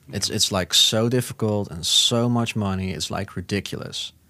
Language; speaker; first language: English; non-native, fluent; Dutch